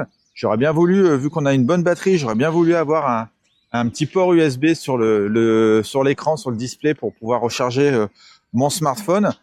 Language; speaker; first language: French; native; French